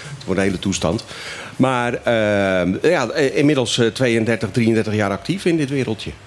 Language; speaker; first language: Dutch; native; Dutch